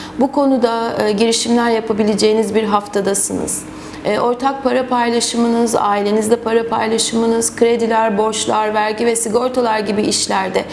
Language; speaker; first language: Turkish; native; Turkish